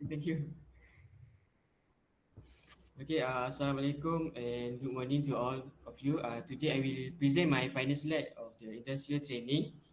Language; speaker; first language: English; non-native, local second language; Malay